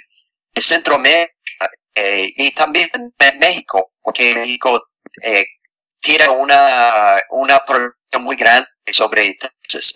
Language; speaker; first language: Spanish; non-native, fluent; English